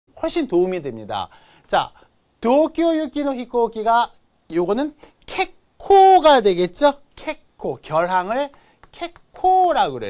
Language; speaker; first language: Korean; native; Korean